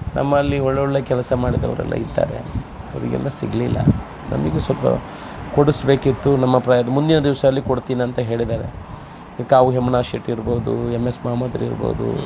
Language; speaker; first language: Kannada; non-native, local second language; Tulu